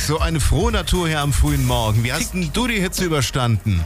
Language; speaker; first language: German; native; German